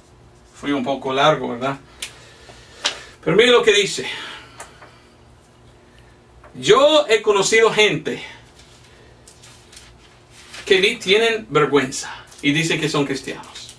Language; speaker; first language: Spanish; non-native, fluent; English